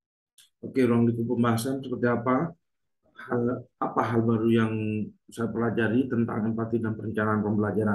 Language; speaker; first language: Indonesian; native; Indonesian